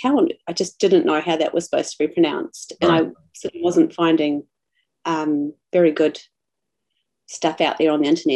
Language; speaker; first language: English; native; English